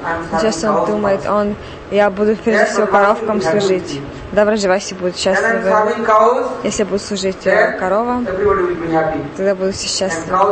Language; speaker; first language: Russian; native; Russian